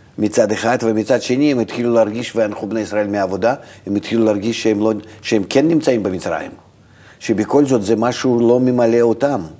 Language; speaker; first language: Hebrew; non-native, fluent; Russian